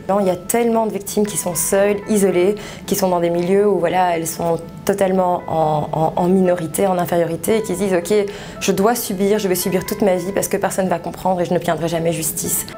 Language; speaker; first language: French; native; French